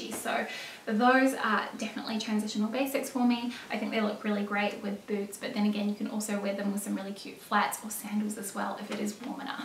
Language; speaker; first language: English; native; English